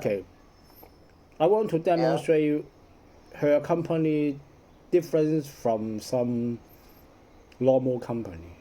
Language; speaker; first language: English; non-native, learner; Cantonese